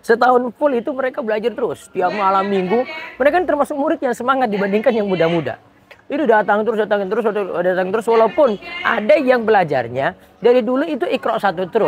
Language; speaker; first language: Indonesian; native; Indonesian